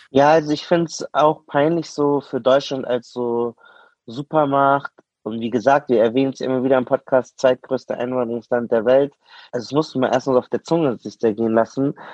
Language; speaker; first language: German; native; German